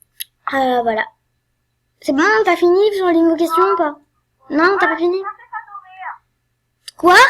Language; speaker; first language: French; native; French